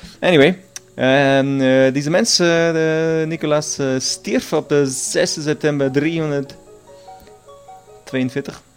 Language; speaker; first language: Dutch; non-native, learner; German